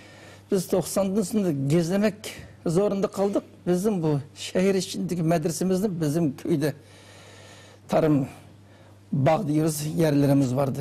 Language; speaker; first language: Turkish; non-native, learner; Uyghur